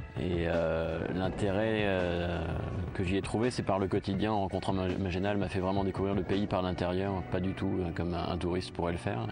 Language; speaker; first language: French; native; French